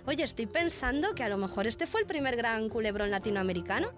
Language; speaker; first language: Spanish; native; Spanish